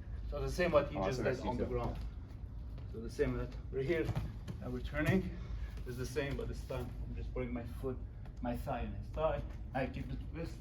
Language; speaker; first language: English; non-native, fluent; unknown